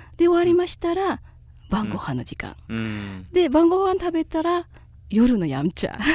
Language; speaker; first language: Japanese; non-native, fluent; Chinese